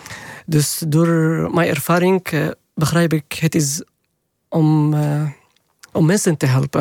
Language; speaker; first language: Dutch; non-native, learner; Arabic